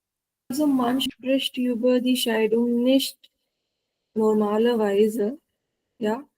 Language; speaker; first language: German; non-native, learner; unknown